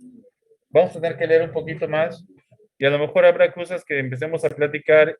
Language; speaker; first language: Spanish; native; Spanish